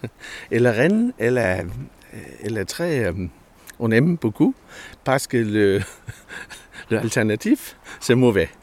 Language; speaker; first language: French; non-native, learner; Danish